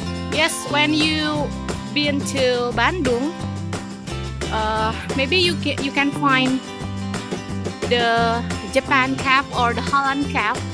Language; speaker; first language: English; non-native, local second language; Indonesian